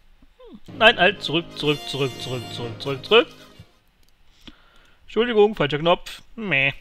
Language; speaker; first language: German; native; German